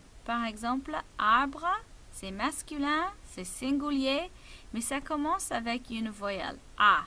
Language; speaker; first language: French; non-native, fluent; English